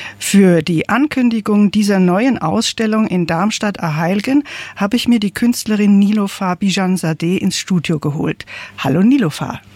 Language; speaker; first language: German; native; German